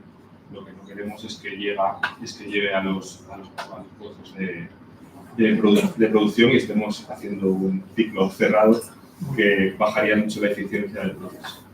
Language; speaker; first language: Spanish; native; Spanish